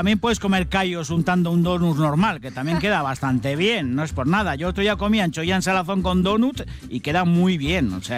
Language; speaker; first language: Spanish; native; Spanish